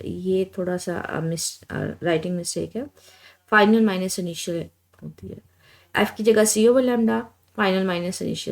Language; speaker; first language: Hindi; non-native, local second language; Punjabi